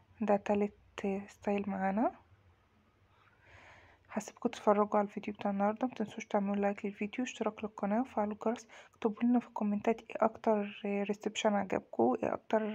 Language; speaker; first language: Arabic; native; Arabic